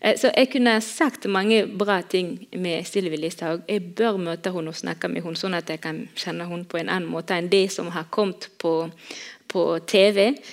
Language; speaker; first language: Norwegian; non-native, fluent; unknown